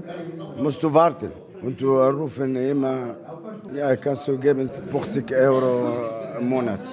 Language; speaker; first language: German; non-native, learner; Arabic